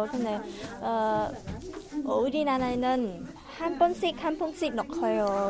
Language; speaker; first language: Korean; non-native, learner; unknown